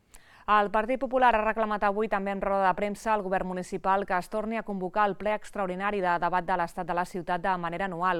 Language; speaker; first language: Catalan; native; Catalan